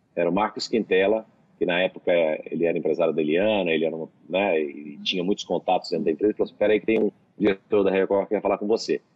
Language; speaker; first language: Portuguese; native; Portuguese